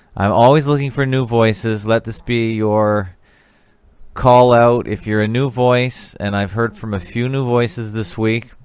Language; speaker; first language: English; native; English